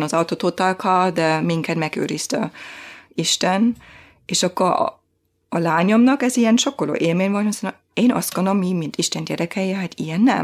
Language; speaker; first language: Hungarian; non-native, fluent; German